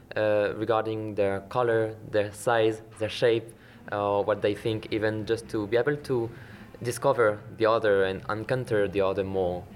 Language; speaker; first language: English; non-native, fluent; French